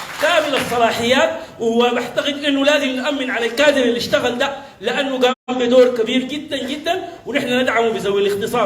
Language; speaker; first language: Arabic; native; Arabic